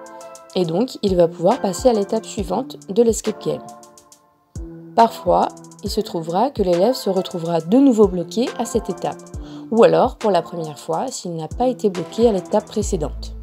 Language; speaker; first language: French; native; French